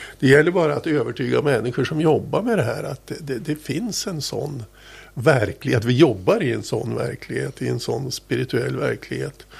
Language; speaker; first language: Swedish; native; Swedish